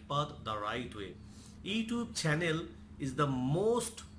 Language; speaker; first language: English; non-native, local second language; Bangla